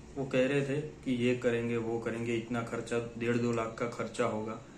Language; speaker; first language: Hindi; non-native, local second language; Gujarati